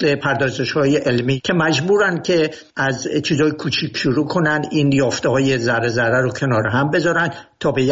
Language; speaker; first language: Persian; native; Persian